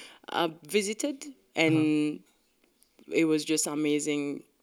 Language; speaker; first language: English; non-native, local second language; Morisyen